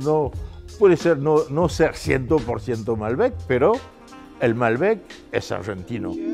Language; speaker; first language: Spanish; non-native, fluent; French